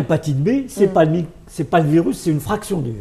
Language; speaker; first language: French; non-native, local second language; Arabic